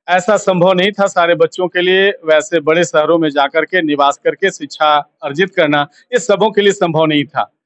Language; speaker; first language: Hindi; native; Hindi